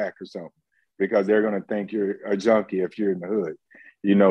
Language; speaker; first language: English; native; English